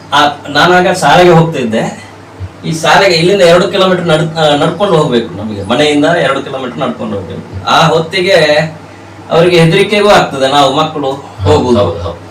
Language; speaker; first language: Kannada; native; Kannada